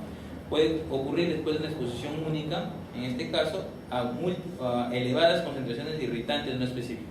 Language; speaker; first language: Spanish; native; Spanish